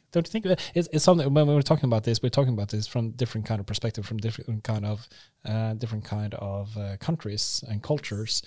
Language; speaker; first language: English; non-native, fluent; Norwegian